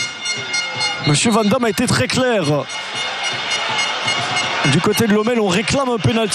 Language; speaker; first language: French; native; French